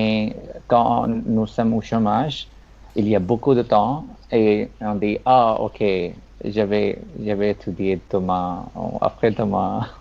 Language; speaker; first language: French; non-native, learner; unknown